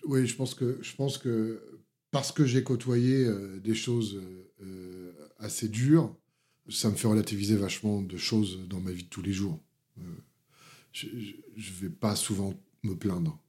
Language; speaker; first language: French; native; French